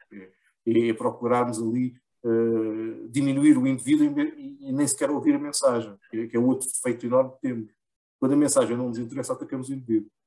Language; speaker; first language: Portuguese; native; Portuguese